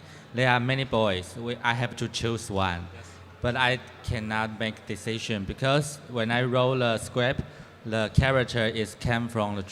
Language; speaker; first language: English; non-native, fluent; Chinese